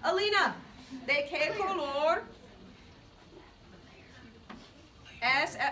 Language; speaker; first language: Spanish; non-native, fluent; English